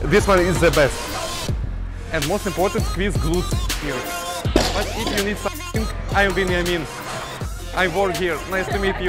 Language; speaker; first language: English; non-native, learner; Russian